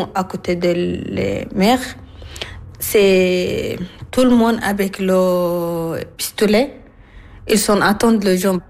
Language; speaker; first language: French; non-native, learner; Arabic